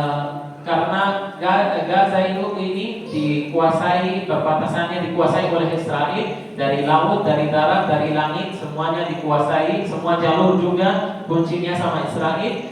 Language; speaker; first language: Indonesian; non-native, fluent; Arabic